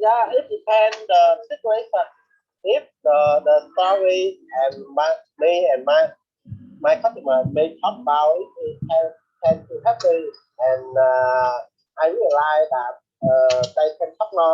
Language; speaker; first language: English; non-native, learner; Vietnamese